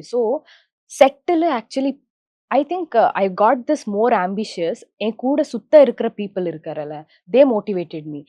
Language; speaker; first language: Tamil; non-native, local second language; Kannada